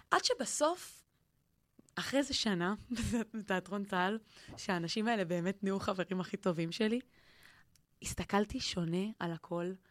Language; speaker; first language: Hebrew; native; Hebrew